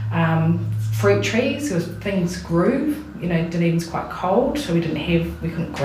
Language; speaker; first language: English; native; English